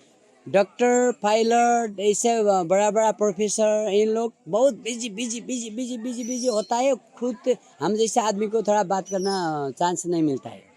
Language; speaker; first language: Hindi; non-native, learner; Nepali